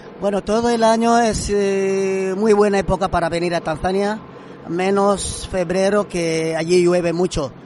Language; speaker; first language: Spanish; non-native, fluent; Swahili